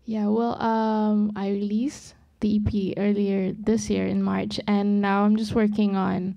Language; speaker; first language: English; non-native, local second language; Malay